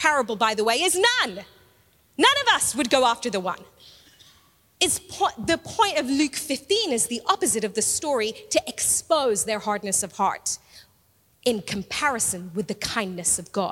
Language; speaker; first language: English; native; English